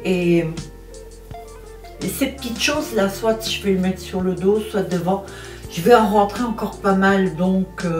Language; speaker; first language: French; native; French